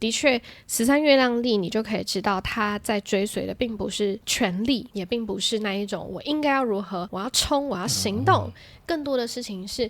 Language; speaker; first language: Chinese; native; Chinese